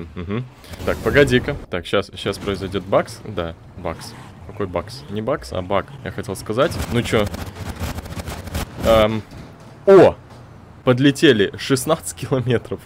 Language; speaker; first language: Russian; native; Russian